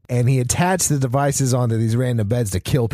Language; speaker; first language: English; native; English